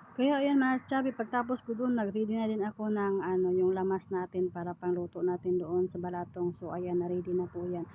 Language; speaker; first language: Filipino; non-native, local second language; Cebuano